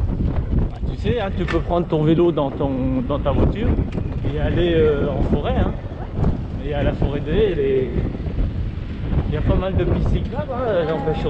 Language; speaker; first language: French; native; French